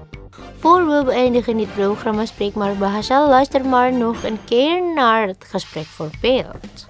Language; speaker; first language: Dutch; non-native, learner; Indonesian